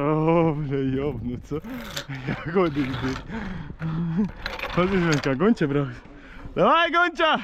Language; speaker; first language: Latvian; native; Latvian